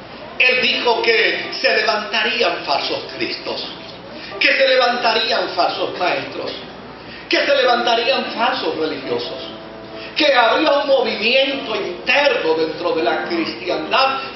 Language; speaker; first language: Spanish; native; Spanish